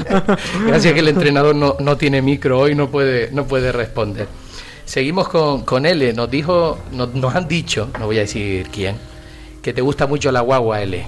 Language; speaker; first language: Spanish; native; Spanish